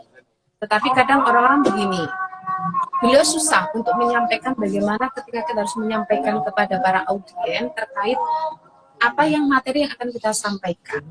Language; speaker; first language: Indonesian; non-native, local second language; Javanese